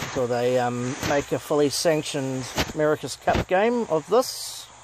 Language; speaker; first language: English; native; English